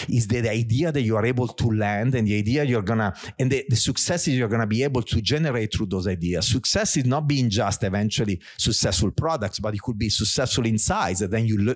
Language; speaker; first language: English; non-native, fluent; Italian